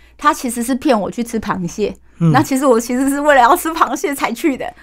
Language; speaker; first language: Chinese; native; Chinese